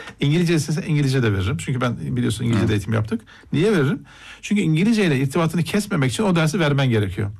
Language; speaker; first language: Turkish; native; Turkish